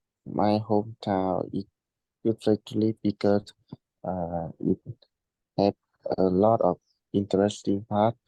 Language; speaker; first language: English; non-native, learner; Vietnamese